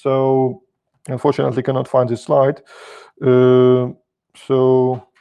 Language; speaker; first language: English; non-native, fluent; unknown